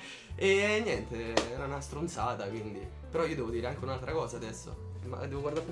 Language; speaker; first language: Italian; early bilingual, other home language; Polish